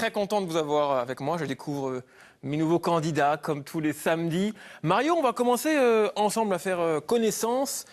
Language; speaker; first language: French; native; French